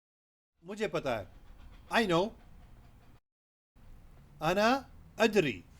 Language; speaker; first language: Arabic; non-native, fluent; Urdu